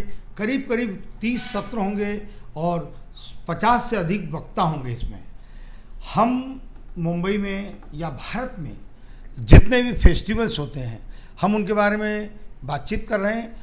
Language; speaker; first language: Hindi; native; Hindi